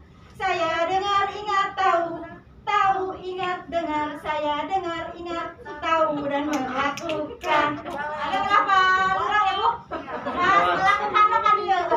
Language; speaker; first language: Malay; non-native, local second language; Sundanese